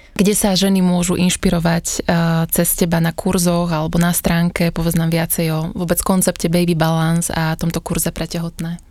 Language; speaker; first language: Slovak; native; Slovak